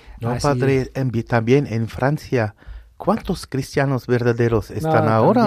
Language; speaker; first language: Spanish; non-native, fluent; Arabic